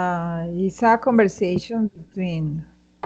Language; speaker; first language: English; non-native, learner; Spanish